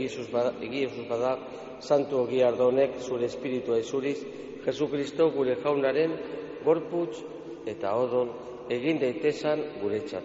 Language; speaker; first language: Basque; native; Basque